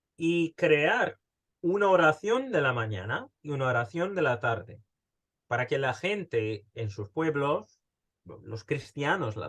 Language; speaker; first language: Spanish; early bilingual, heritage; Spanish